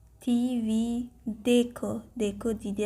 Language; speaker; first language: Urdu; non-native, fluent; Persian